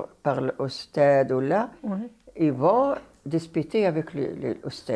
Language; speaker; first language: French; non-native, learner; Arabic